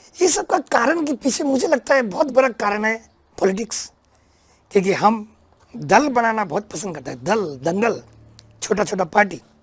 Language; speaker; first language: Hindi; non-native, local second language; Bangla